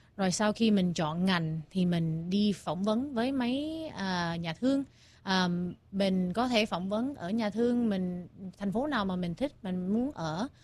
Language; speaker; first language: Vietnamese; early bilingual, heritage; Vietnamese